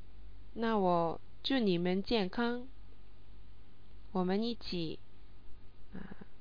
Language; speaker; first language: Chinese; non-native, learner; English